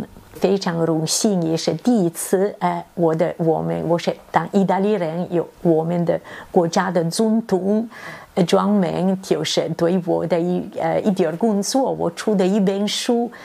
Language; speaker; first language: Chinese; non-native, fluent; Italian